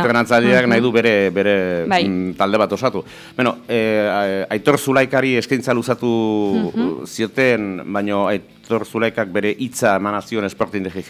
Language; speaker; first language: Basque; native; Basque